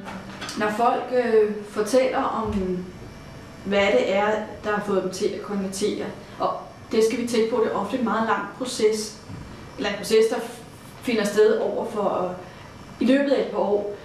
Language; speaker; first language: Danish; native; Danish